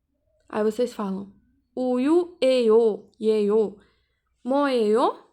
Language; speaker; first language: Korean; non-native, fluent; Portuguese